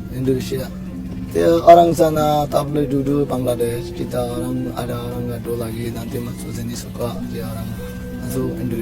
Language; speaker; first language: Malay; non-native, learner; Rohingya